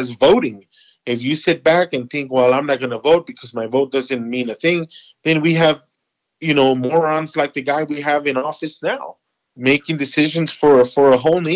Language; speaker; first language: English; native; English